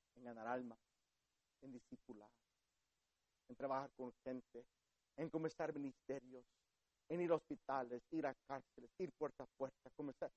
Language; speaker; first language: Spanish; early bilingual, heritage; Spanish